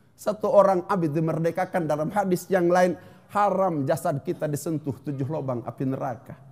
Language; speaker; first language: Indonesian; non-native, local second language; Sundanese